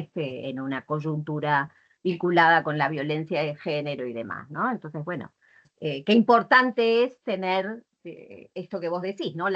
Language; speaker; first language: Spanish; native; Spanish